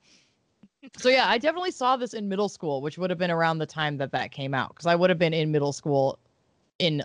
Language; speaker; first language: English; native; English